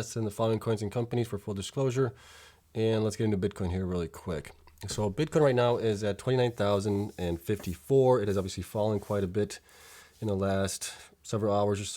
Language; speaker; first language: English; native; English